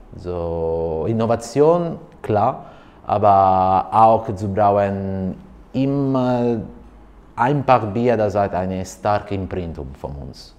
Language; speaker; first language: German; non-native, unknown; Italian